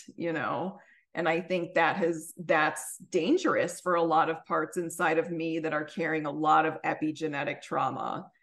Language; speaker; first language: English; native; English